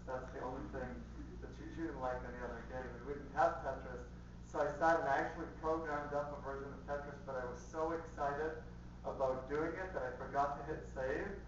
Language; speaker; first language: English; early bilingual, other home language; Spanish